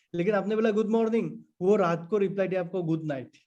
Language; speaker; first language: Hindi; non-native, local second language; Assamese